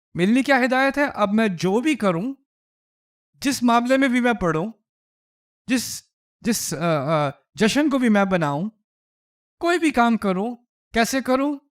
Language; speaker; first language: Urdu; early bilingual, heritage; Urdu